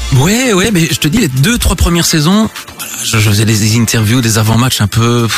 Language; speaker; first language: French; native; French